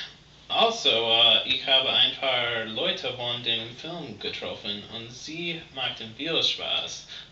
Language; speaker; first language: German; non-native, learner; English